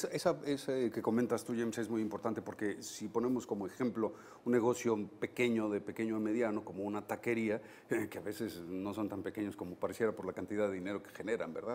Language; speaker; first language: Spanish; native; Spanish